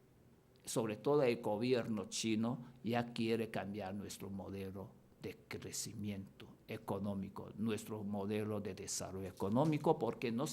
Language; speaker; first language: Spanish; non-native, fluent; Chinese